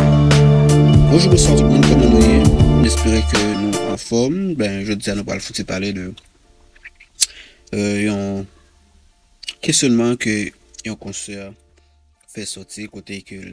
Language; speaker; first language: Haitian Creole; native; Haitian Creole